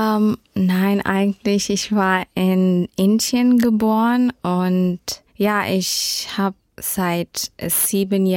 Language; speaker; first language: German; early bilingual, heritage; German